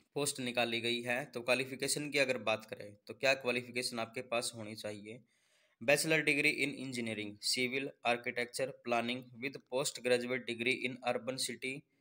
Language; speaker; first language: Hindi; native; Hindi